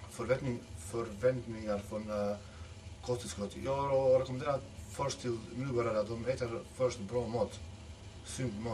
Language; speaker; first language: Swedish; non-native, fluent; Macedonian